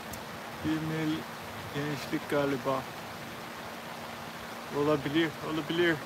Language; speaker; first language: Turkish; non-native, learner; English